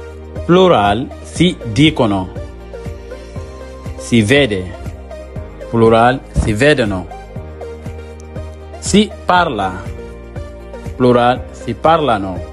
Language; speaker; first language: Italian; non-native, fluent; Mandingo